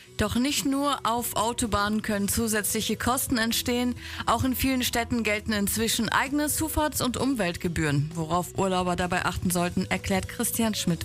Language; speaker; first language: German; native; German